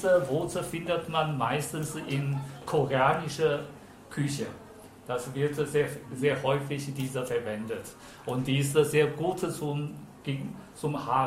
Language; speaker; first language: German; non-native, fluent; Chinese